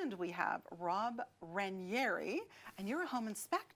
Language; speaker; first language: English; native; English